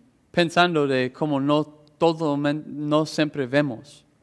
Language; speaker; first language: Spanish; non-native, fluent; English